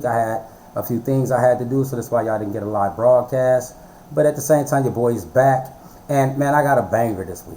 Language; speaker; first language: English; native; English